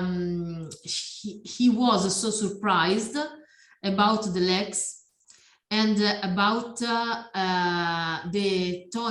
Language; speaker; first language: English; non-native, learner; Italian